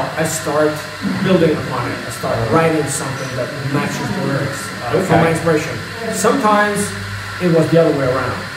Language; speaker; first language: English; native; English